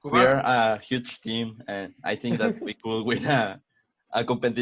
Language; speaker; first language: English; non-native, learner; Spanish